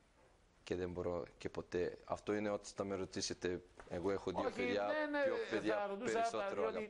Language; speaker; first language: Greek; non-native, fluent; Serbian